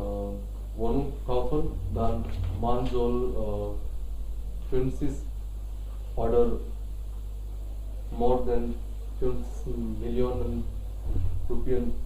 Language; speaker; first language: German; non-native, learner; Hindi